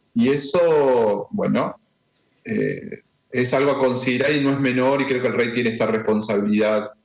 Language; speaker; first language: Spanish; native; Spanish